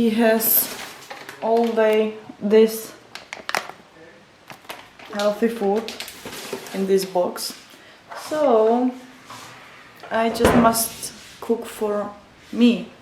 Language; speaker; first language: English; non-native, learner; Czech